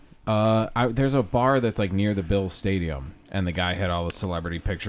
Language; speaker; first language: English; native; English